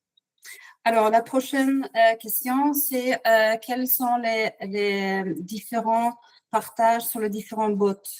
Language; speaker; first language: French; non-native, fluent; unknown